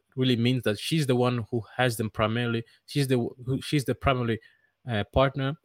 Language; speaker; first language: English; non-native, fluent; Dutch